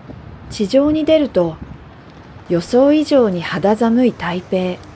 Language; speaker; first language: Japanese; native; Japanese